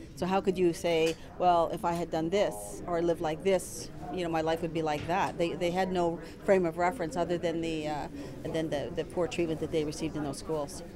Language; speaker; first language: English; native; English